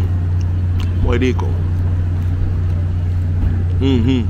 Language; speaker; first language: Spanish; non-native, learner; English